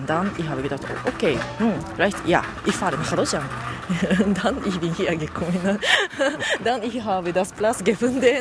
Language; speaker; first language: German; non-native, learner; Japanese